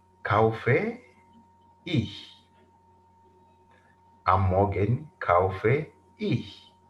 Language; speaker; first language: German; non-native, fluent; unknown